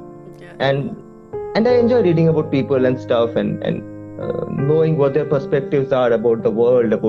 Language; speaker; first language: English; non-native, local second language; Bangla